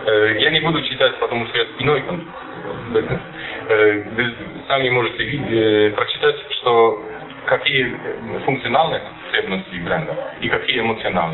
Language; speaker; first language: Russian; non-native, fluent; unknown